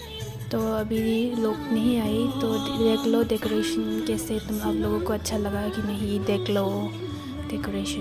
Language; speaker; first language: Hindi; non-native, local second language; Kok Borok